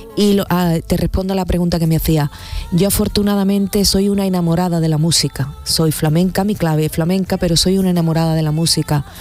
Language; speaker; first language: Spanish; native; Spanish